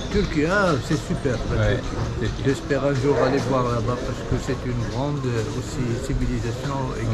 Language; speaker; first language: French; non-native, local second language; Arabic